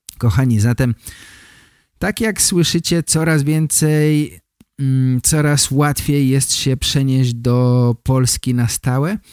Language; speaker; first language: Polish; native; Polish